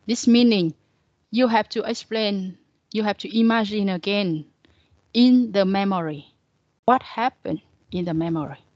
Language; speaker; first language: English; non-native, learner; Vietnamese